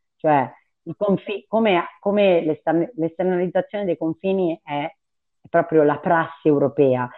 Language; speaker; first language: Italian; early bilingual, other home language; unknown